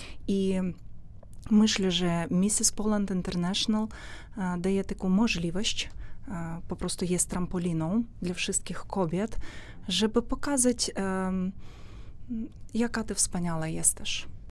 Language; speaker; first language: Polish; non-native, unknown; Ukrainian